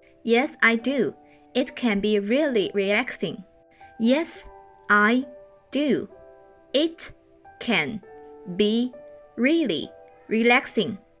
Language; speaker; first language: English; non-native, fluent; Chinese